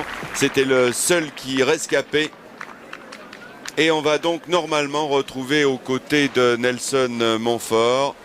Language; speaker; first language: French; native; French